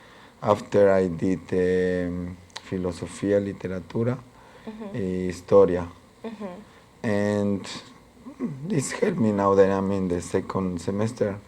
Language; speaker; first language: English; non-native, local second language; Spanish